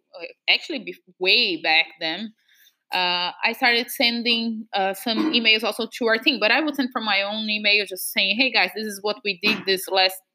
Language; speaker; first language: English; non-native, fluent; Portuguese